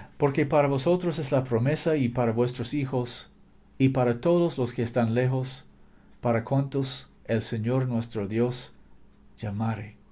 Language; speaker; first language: Spanish; non-native, fluent; English